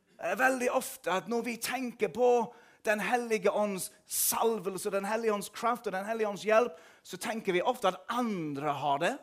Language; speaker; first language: Norwegian; non-native, fluent; English